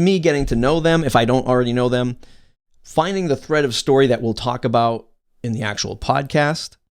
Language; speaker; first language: English; native; English